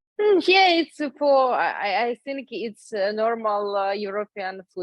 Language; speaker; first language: English; non-native, learner; Ukrainian